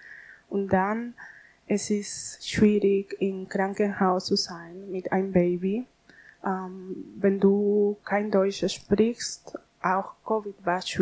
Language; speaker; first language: German; non-native, learner; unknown